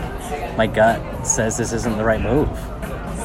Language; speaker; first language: English; native; English